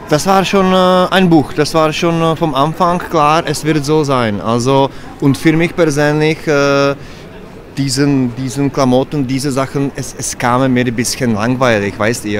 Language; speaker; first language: German; non-native, learner; Czech